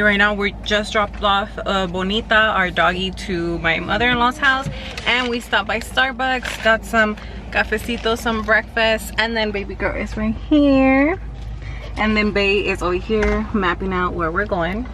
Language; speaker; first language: English; early bilingual, other home language; Spanish